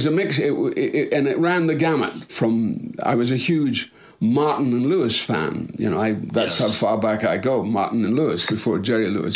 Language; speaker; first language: English; native; English